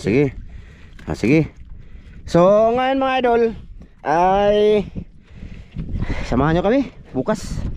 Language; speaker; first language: Filipino; non-native, local second language; Cebuano